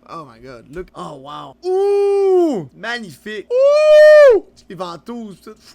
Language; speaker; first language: French; native; French